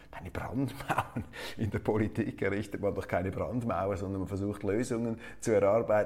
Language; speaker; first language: German; native; German